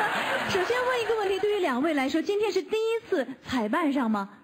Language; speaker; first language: Chinese; native; Chinese